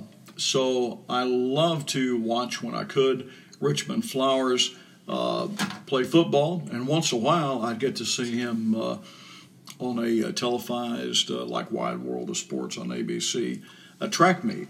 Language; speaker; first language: English; native; English